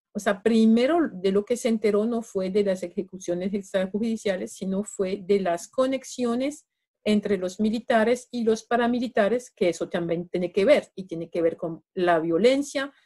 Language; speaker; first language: Spanish; non-native, fluent; French